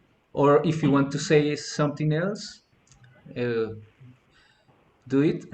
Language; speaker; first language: English; non-native, fluent; Spanish